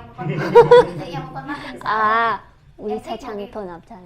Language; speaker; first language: Korean; non-native, learner; Vietnamese